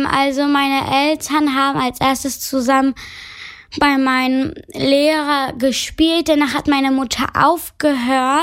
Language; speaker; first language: German; early bilingual, other home language; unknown